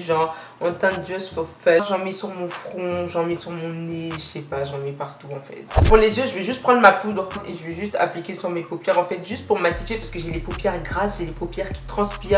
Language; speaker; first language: French; native; French